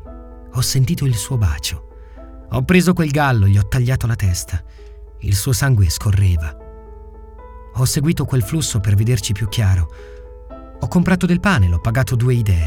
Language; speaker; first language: Italian; native; Italian